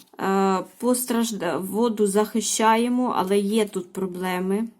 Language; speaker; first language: Ukrainian; native; Ukrainian